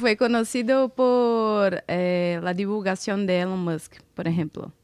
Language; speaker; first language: Spanish; non-native, fluent; Portuguese